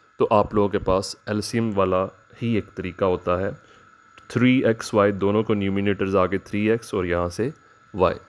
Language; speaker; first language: Urdu; native; Urdu